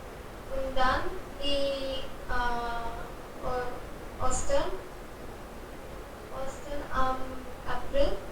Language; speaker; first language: German; non-native, learner; Hindi